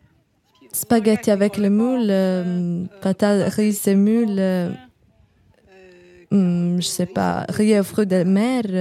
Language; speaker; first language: French; non-native, learner; Italian